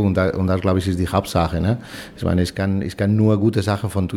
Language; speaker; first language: German; non-native, fluent; Spanish